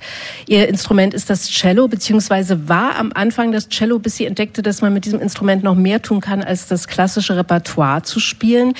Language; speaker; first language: German; native; German